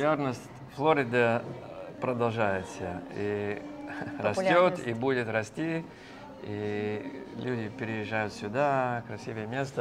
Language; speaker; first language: Russian; non-native, fluent; English